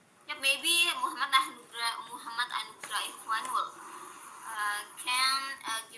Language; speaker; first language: English; non-native, learner; Indonesian